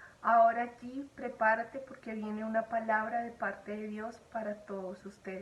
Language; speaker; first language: Spanish; native; Spanish